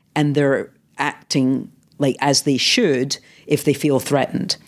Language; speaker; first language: English; native; English